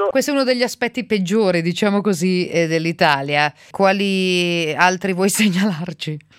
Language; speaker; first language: Italian; native; Italian